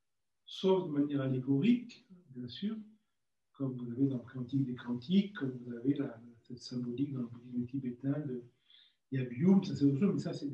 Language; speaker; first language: French; native; French